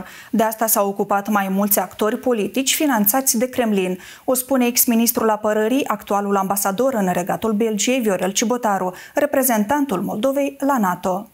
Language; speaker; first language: Romanian; native; Romanian